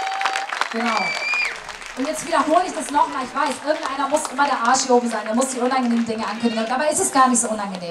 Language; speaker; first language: German; native; German